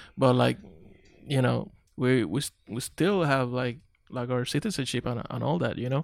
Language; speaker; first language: English; non-native, local second language; Spanish